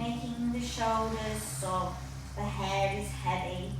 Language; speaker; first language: English; native; English